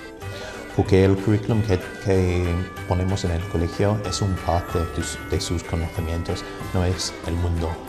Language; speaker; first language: Spanish; non-native, fluent; English